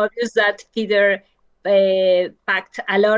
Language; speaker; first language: English; non-native, learner; Spanish